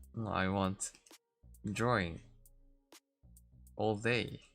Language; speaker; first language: English; non-native, learner; Korean